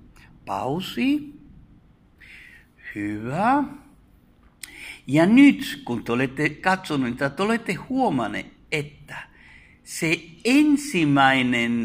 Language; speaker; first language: Finnish; non-native, fluent; Spanish